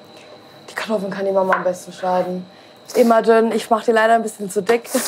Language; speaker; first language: German; early bilingual, other home language; Turkish